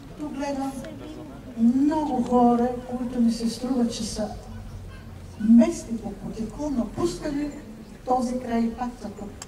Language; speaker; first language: Bulgarian; native; Bulgarian